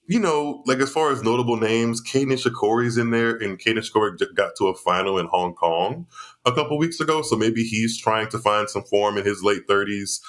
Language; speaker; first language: English; native; English